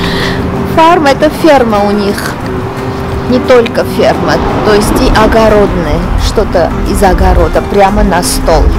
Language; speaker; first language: Russian; non-native, fluent; Armenian